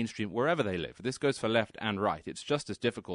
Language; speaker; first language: English; native; English